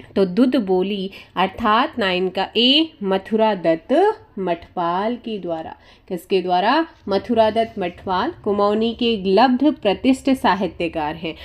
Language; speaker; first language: Hindi; native; Hindi